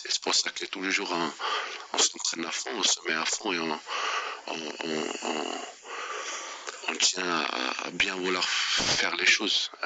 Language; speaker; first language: French; non-native, fluent; Danish